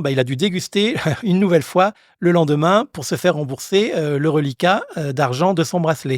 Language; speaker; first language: French; native; French